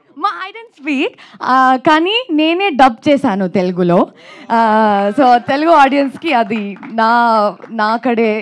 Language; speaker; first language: Telugu; non-native, learner; Kannada